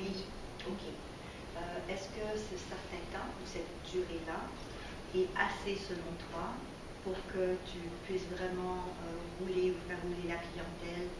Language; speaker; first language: French; native; French